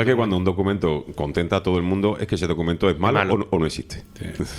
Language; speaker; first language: Spanish; native; Spanish